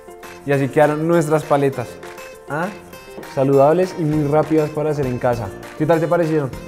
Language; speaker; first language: Spanish; native; Spanish